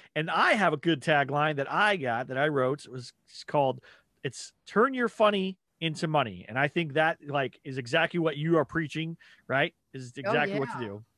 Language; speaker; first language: English; native; English